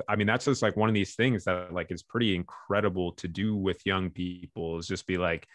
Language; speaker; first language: English; native; English